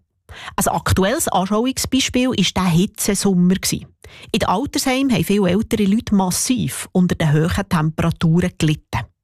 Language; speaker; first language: German; native; German